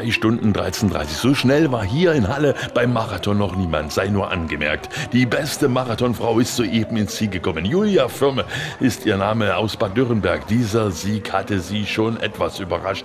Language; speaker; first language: German; native; German